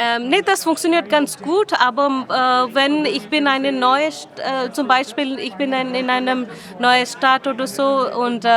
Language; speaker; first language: German; non-native, learner; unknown